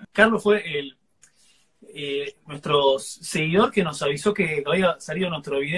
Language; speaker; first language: Spanish; native; Spanish